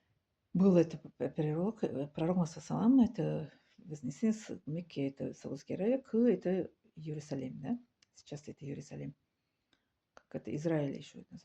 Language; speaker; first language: Russian; non-native, learner; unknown